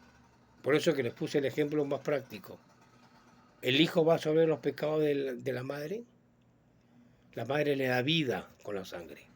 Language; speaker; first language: Spanish; native; Spanish